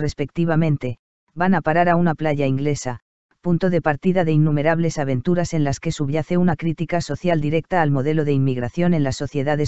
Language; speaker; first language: Spanish; native; Spanish